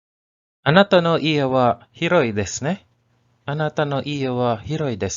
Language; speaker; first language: Japanese; non-native, learner; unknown